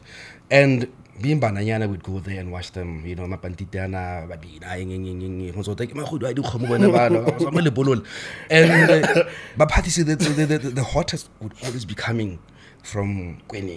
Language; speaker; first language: English; non-native, local second language; Tswana